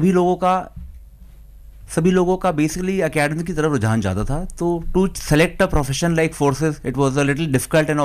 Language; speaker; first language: Hindi; native; Hindi